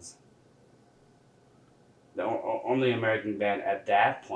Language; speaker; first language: English; non-native, local second language; Nepali